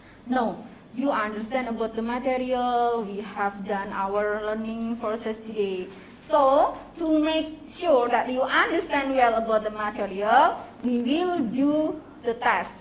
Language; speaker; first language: English; non-native, fluent; Indonesian